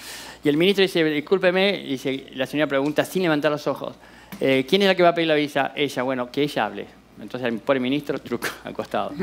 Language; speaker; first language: Spanish; native; Spanish